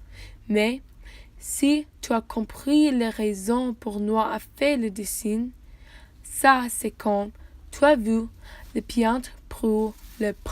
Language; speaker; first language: French; non-native, learner; English